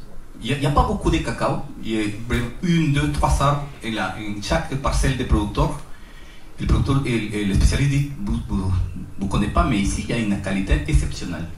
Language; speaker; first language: French; non-native, learner; Spanish